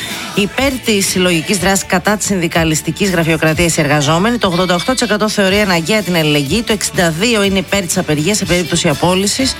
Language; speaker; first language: Greek; native; Greek